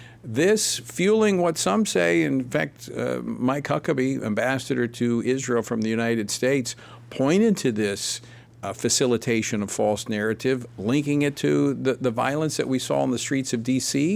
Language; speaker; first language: English; native; English